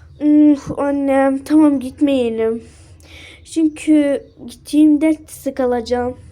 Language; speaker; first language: Turkish; early bilingual, other home language; Arabic